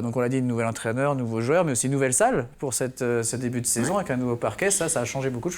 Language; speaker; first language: French; native; French